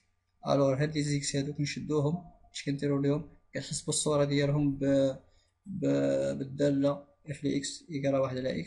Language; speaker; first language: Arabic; native; Arabic